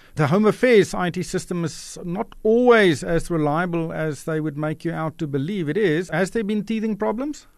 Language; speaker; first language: English; non-native, local second language; Afrikaans